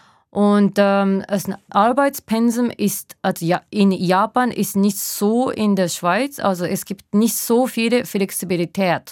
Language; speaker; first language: German; non-native, fluent; Japanese